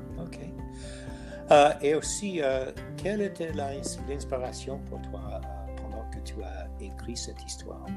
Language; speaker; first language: French; non-native, fluent; English